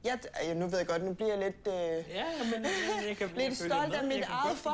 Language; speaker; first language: Danish; native; Danish